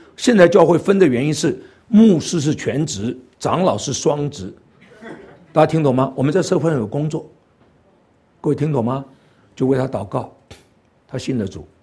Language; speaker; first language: Chinese; non-native, local second language; Cantonese